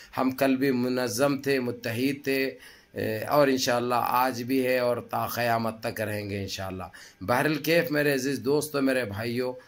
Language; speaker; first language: Hindi; native; Hindi